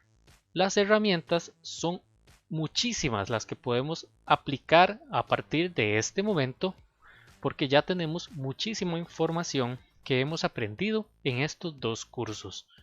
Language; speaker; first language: Spanish; native; Spanish